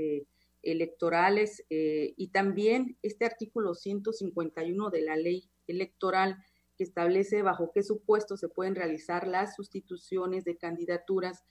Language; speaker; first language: Spanish; native; Spanish